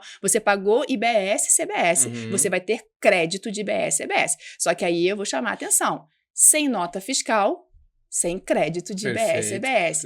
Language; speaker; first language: Portuguese; native; Portuguese